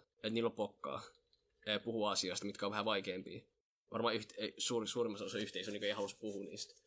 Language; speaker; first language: Finnish; early bilingual, other home language; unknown